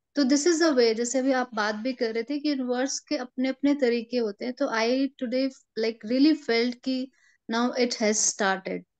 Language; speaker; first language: Hindi; native; Hindi